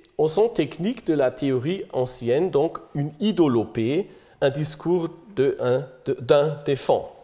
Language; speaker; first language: French; non-native, fluent; German